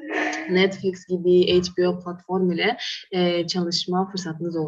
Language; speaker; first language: Turkish; non-native, fluent; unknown